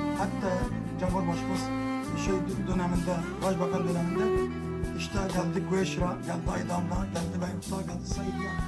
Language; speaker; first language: Turkish; early bilingual, heritage; Turkish